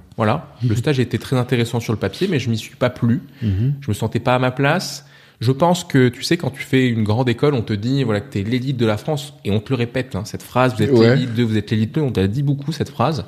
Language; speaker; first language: French; native; French